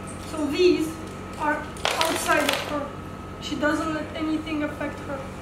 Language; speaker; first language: English; non-native, fluent; Romanian